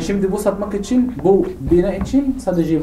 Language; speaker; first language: Turkish; non-native, learner; Arabic